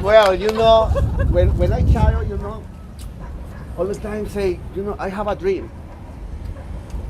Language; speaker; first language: English; non-native, learner; Spanish